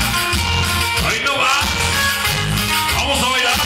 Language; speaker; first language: Spanish; native; Spanish